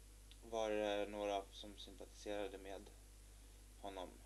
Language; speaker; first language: Swedish; native; Swedish